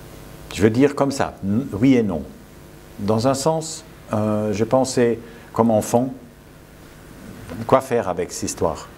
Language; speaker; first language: French; non-native, fluent; German